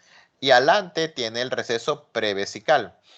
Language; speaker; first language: Spanish; native; Spanish